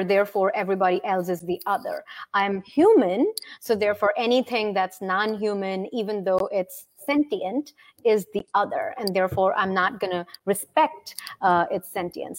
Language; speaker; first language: English; non-native, local second language; Hindi